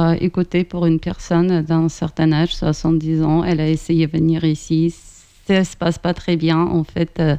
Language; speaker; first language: French; non-native, fluent; Ukrainian